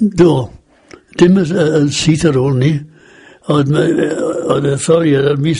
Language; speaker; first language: Welsh; native; Welsh